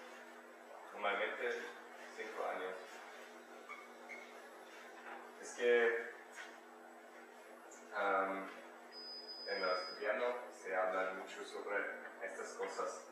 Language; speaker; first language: Spanish; non-native, learner; German